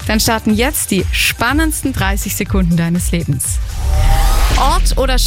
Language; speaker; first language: German; native; German